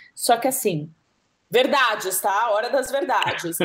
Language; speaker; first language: Portuguese; early bilingual, heritage; English